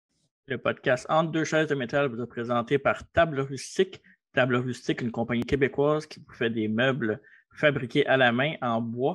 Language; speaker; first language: French; native; French